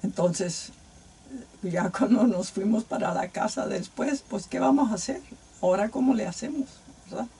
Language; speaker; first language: Spanish; native; Spanish